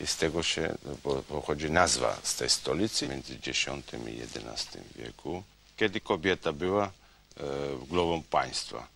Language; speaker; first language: Polish; non-native, fluent; Georgian